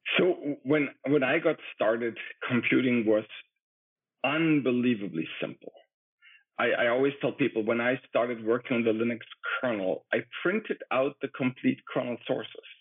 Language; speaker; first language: English; non-native, fluent; German